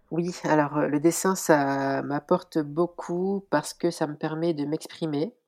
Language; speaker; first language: French; native; French